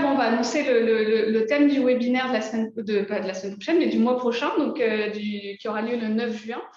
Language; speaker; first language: French; native; French